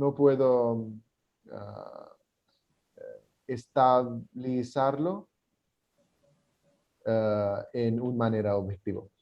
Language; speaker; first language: Spanish; non-native, learner; English